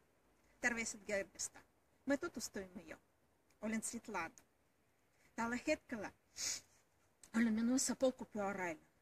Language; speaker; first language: Finnish; non-native, learner; Russian